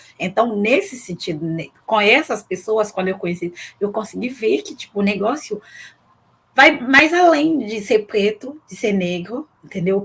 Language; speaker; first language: Portuguese; non-native, fluent; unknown